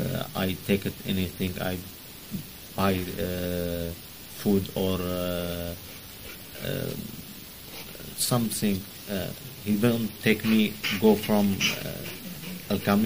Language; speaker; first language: English; non-native, learner; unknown